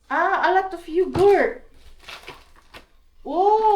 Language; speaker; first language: English; non-native, local second language; Filipino